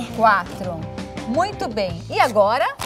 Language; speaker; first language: Portuguese; native; Portuguese